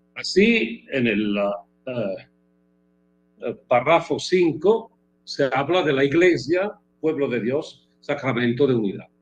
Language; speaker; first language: Spanish; non-native, fluent; Italian